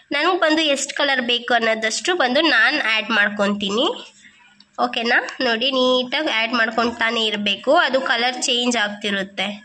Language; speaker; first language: Kannada; non-native, local second language; Urdu